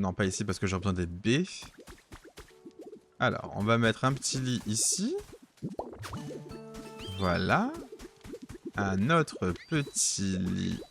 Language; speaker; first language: French; native; French